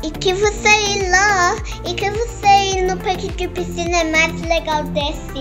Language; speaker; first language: Portuguese; early bilingual, heritage; Portuguese